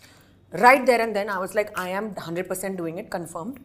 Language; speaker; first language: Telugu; non-native, learner; Hindi